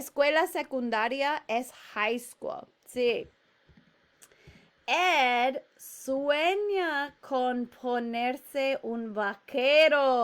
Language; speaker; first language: Spanish; non-native, fluent; English